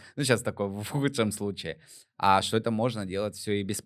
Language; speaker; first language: Russian; native; Russian